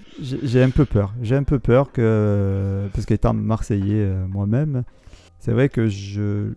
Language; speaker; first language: French; native; French